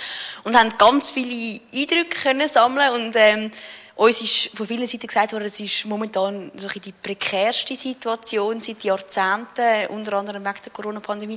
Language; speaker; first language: German; native; German